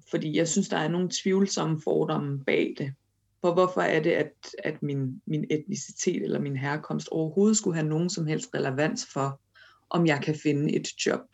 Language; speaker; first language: Danish; early bilingual, other home language; Kurdish